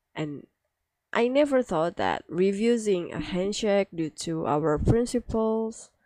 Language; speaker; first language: English; non-native, fluent; Indonesian